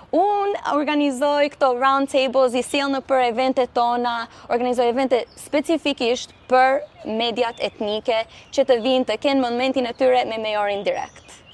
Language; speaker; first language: Albanian; early bilingual, heritage; Albanian